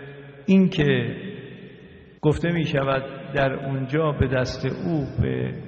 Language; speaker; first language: Persian; native; Persian